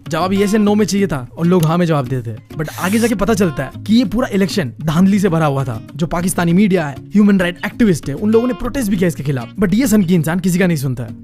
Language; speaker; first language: Hindi; non-native, local second language; Bangla